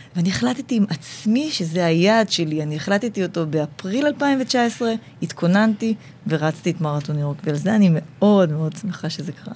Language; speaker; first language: Hebrew; native; Hebrew